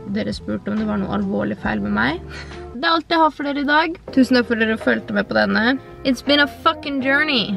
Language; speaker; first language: Norwegian; native; Norwegian